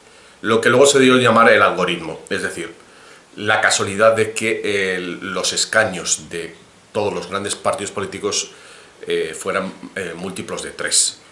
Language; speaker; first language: Spanish; native; Spanish